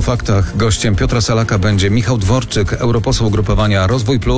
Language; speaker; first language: Polish; native; Polish